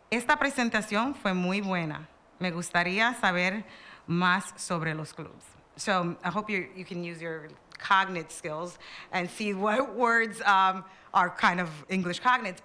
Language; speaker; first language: English; early bilingual, other home language; Spanish